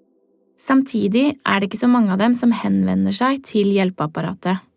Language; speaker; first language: Norwegian; native; Norwegian